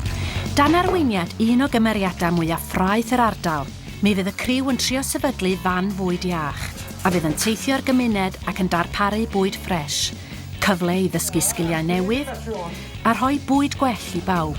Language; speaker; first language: Welsh; native; Welsh